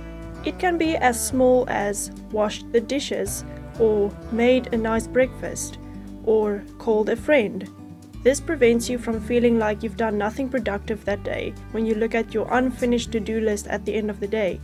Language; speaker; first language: English; native; English